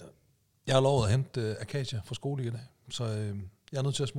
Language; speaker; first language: Danish; native; Danish